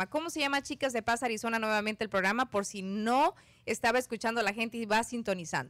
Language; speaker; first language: Spanish; native; Spanish